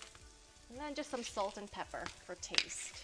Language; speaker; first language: English; native; English